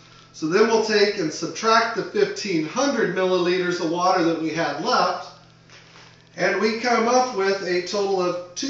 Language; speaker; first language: English; native; English